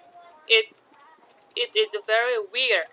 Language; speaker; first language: English; non-native, learner; Korean